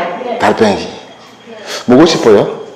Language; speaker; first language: Korean; non-native, learner; French